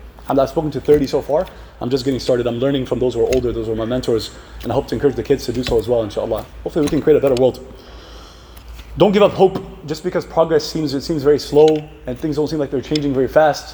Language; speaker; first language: English; native; English